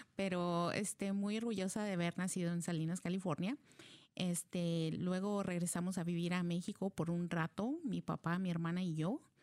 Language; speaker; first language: Spanish; early bilingual, heritage; Spanish